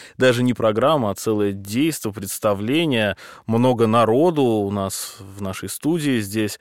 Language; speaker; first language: Russian; native; Russian